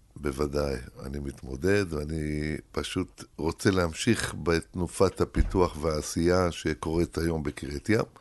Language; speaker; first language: Hebrew; early bilingual, other home language; Arabic